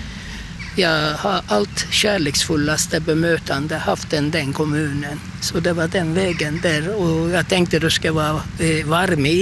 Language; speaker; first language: Swedish; non-native, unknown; Turkish